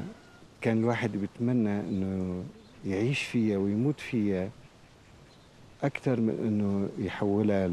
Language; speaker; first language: Arabic; native; Arabic